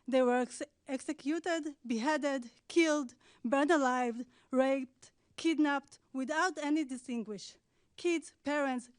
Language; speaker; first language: English; non-native, fluent; Hebrew